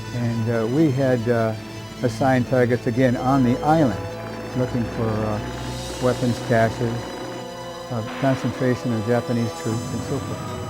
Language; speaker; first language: English; native; English